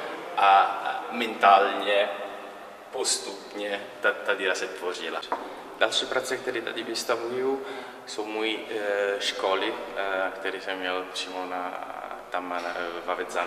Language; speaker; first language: Czech; non-native, learner; Italian